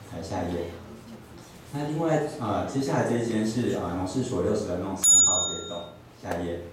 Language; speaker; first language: Chinese; native; Chinese